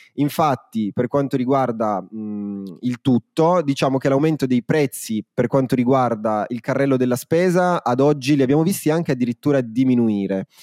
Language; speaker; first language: Italian; native; Italian